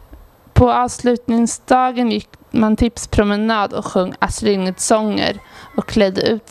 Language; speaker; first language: Swedish; native; Swedish